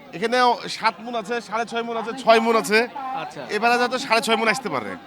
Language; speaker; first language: Bangla; native; Bangla